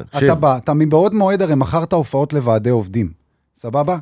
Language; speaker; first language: Hebrew; early bilingual, other home language; Arabic